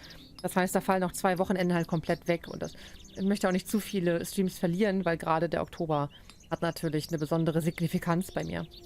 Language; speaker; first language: German; native; German